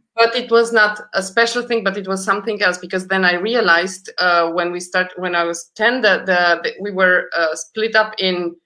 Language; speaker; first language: English; early bilingual, other home language; Romanian